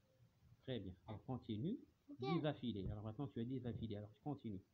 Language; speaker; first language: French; non-native, fluent; Arabic